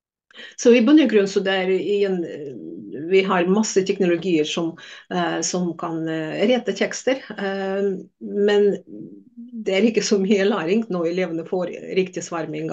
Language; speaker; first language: Norwegian; non-native, fluent; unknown